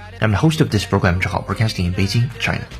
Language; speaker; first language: English; non-native, fluent; Chinese